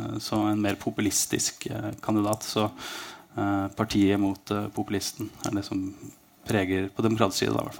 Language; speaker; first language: Norwegian; native; Norwegian